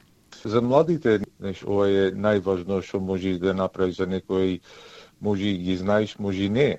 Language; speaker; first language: Macedonian; early bilingual, heritage; Macedonian